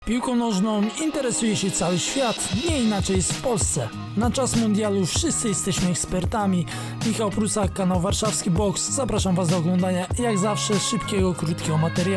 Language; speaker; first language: Polish; native; Polish